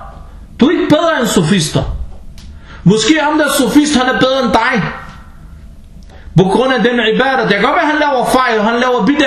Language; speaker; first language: Danish; non-native, fluent; Arabic